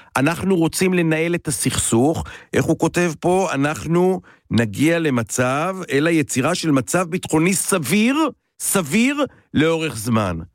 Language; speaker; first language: Hebrew; native; Hebrew